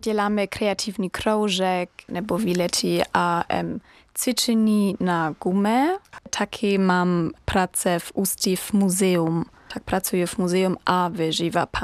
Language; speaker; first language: Czech; non-native, learner; German